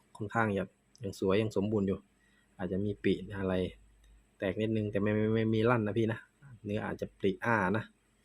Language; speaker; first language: Thai; non-native, local second language; Northeastern Thai